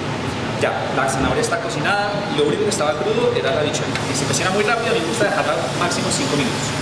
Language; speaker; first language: Spanish; native; Spanish